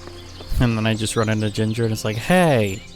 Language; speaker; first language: English; native; English